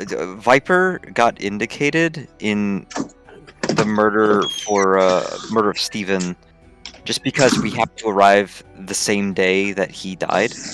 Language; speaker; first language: English; native; English